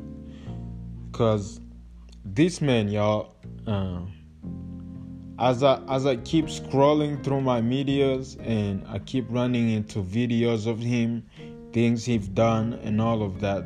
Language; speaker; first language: English; non-native, local second language; Kinyarwanda